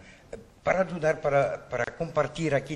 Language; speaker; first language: Spanish; non-native, learner; Dutch